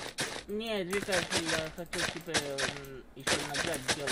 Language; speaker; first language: Russian; non-native, learner; Latvian